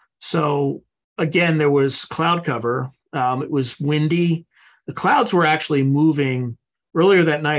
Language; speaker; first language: English; native; English